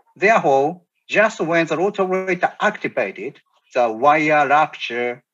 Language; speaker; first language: English; non-native, learner; Japanese